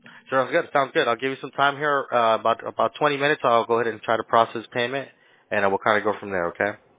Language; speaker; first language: English; early bilingual, other home language; Spanish